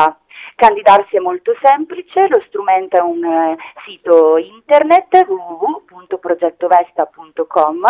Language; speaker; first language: Italian; native; Italian